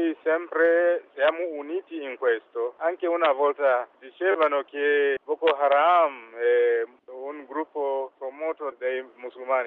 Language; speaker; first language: Italian; non-native, fluent; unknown